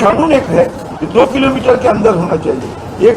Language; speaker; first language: Hindi; non-native, local second language; Bangla